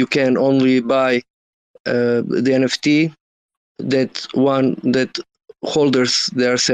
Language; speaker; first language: English; non-native, learner; Croatian